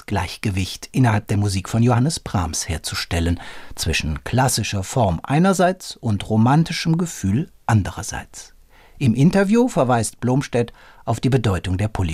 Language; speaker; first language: German; native; German